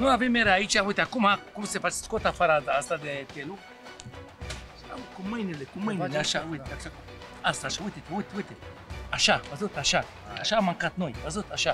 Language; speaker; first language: Romanian; non-native, learner; Arabic